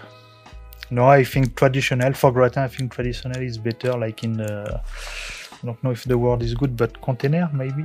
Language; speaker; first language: English; non-native, learner; French